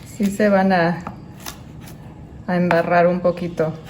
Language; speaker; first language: Spanish; non-native, fluent; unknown